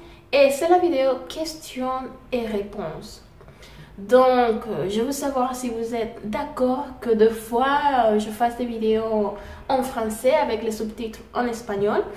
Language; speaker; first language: French; non-native, fluent; Spanish